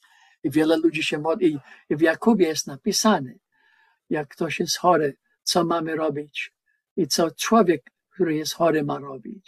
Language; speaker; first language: Polish; non-native, learner; English